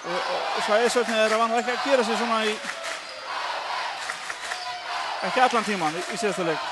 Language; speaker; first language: Icelandic; native; Icelandic